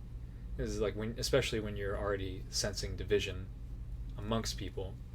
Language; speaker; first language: English; native; English